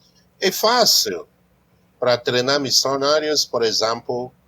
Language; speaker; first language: Portuguese; non-native, learner; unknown